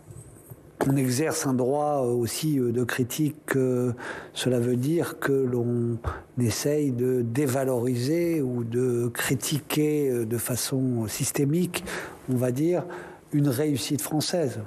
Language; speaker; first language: French; native; French